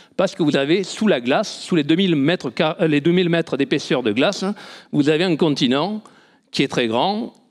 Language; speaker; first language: French; native; French